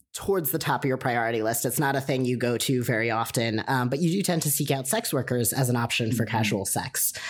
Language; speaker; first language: English; native; English